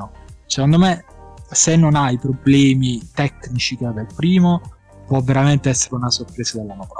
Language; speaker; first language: Italian; native; Italian